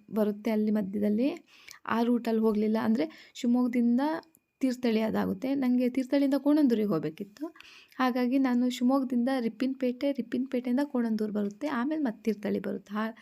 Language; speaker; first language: Kannada; native; Kannada